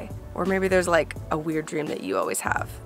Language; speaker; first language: English; native; English